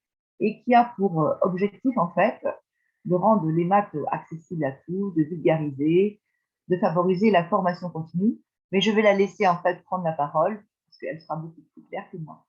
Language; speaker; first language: French; native; French